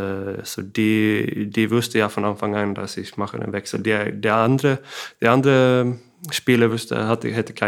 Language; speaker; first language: German; non-native, fluent; Swedish